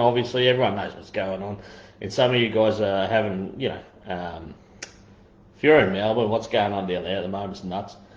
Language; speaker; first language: English; native; English